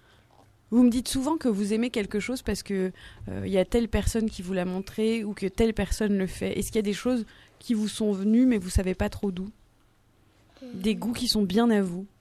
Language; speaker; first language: French; native; French